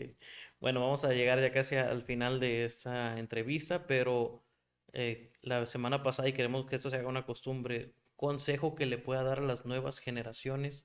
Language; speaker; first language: Spanish; native; Spanish